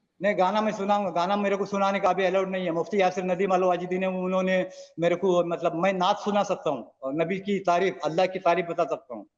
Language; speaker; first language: Hindi; non-native, local second language; Marathi